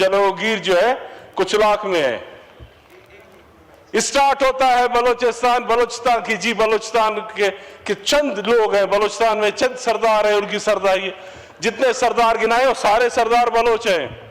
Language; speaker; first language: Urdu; non-native, local second language; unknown